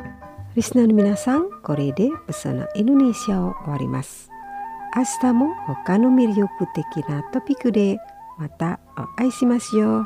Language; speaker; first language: Japanese; non-native, fluent; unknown